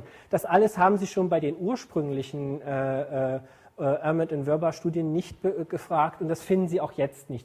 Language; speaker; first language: German; native; German